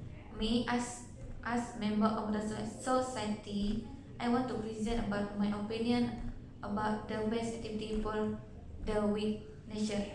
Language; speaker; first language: English; non-native, learner; Malay